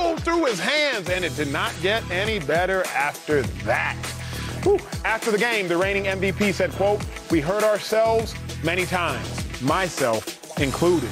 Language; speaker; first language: English; native; English